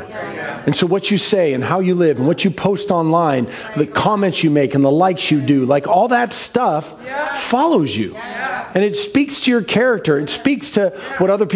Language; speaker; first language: English; native; English